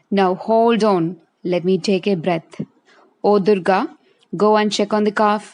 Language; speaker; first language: English; non-native, local second language; Malayalam